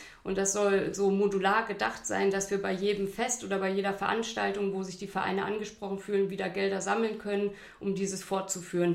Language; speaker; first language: German; native; German